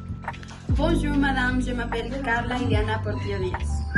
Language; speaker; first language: French; non-native, learner; Spanish